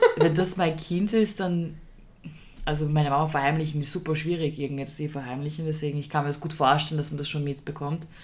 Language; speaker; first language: German; early bilingual, other home language; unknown